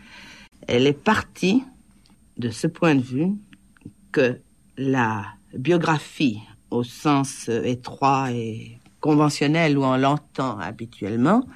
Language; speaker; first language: French; native; French